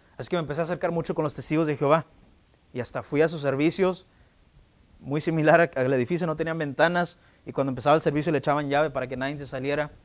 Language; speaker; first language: Spanish; early bilingual, heritage; Spanish